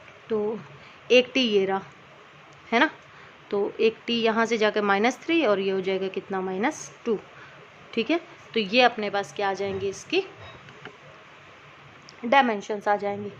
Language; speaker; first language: Hindi; native; Hindi